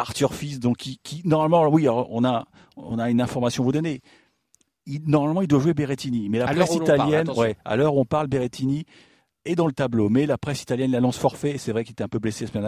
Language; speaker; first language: French; native; French